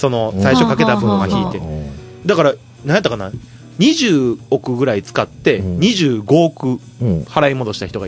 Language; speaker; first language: Japanese; native; Japanese